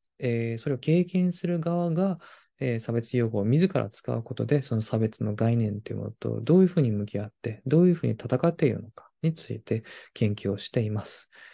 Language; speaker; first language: Japanese; non-native, fluent; Korean